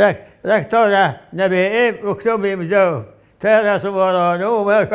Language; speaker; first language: Hebrew; non-native, fluent; Arabic